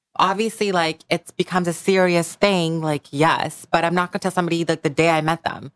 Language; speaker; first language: English; early bilingual, other home language; Bangla